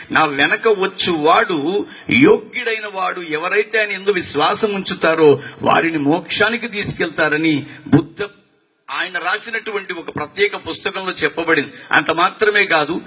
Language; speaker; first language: Telugu; non-native, local second language; Tamil